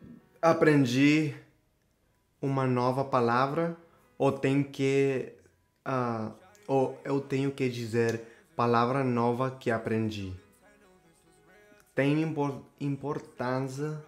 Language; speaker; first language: Portuguese; non-native, learner; Spanish